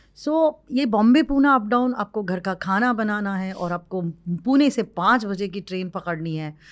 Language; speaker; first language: Hindi; non-native, local second language; Marwari